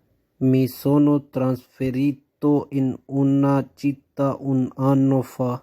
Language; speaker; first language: Italian; non-native, fluent; Urdu